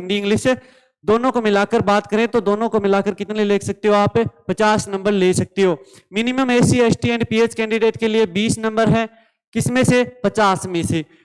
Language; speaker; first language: Hindi; native; Hindi